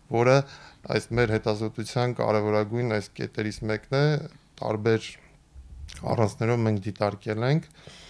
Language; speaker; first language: Armenian; native; Armenian